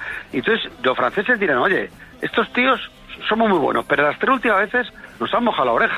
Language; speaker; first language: Spanish; native; Spanish